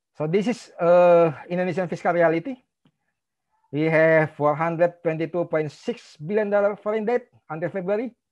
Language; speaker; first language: English; non-native, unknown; Indonesian